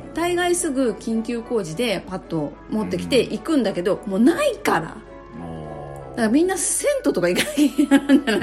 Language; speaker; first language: Japanese; native; Japanese